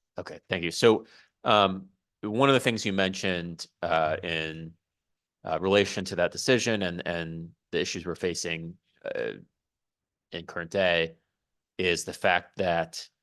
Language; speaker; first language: English; native; English